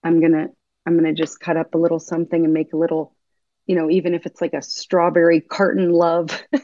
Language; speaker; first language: English; native; English